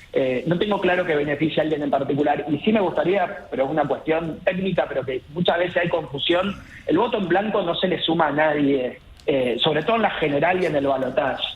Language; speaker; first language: Spanish; native; Spanish